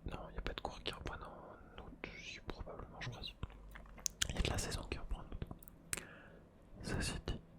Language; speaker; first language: French; native; French